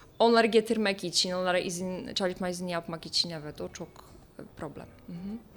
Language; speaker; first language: Turkish; non-native, fluent; Polish